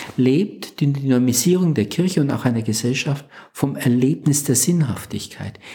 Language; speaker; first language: German; native; German